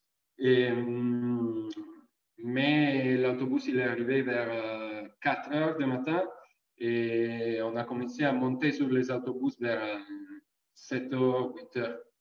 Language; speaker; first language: French; non-native, fluent; Italian